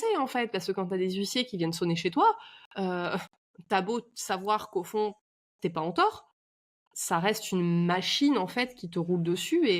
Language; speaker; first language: French; native; French